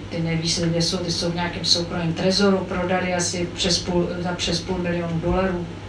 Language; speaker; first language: Czech; native; Czech